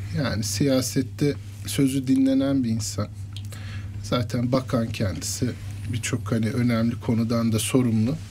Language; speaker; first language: Turkish; native; Turkish